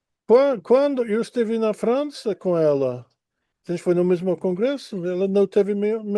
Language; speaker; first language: Portuguese; non-native, fluent; English